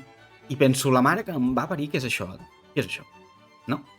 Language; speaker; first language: Catalan; native; Catalan